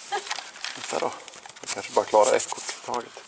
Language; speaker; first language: Swedish; native; Swedish